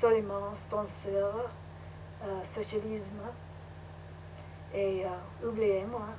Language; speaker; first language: French; non-native, learner; English